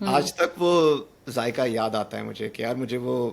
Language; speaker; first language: Urdu; early bilingual, heritage; Urdu